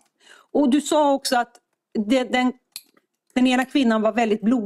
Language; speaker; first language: Swedish; native; Swedish